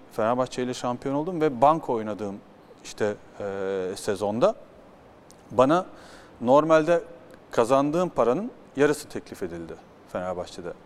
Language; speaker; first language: Turkish; early bilingual, heritage; Turkish